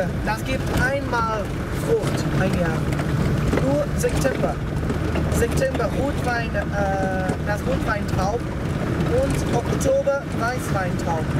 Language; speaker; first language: German; non-native, learner; Portuguese